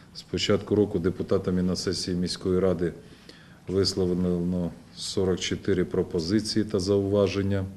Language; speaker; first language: Ukrainian; non-native, local second language; Russian